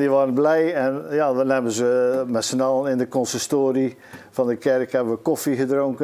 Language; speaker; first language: Dutch; native; Dutch